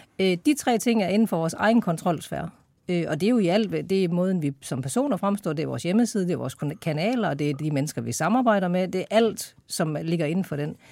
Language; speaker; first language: Danish; native; Danish